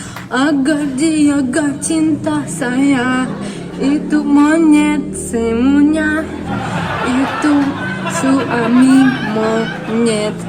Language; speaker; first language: Indonesian; non-native, learner; Russian